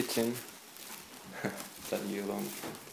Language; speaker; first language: English; non-native, learner; Japanese